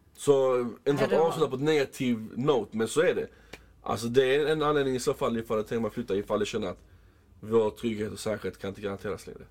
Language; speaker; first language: Swedish; early bilingual, other home language; Arabic